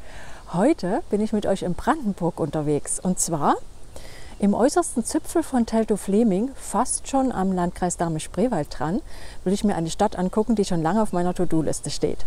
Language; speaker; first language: German; native; German